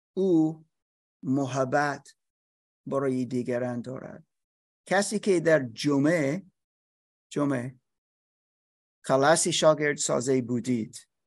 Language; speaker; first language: Persian; non-native, learner; English